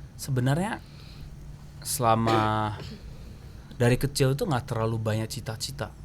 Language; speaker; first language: Indonesian; early bilingual, heritage; Japanese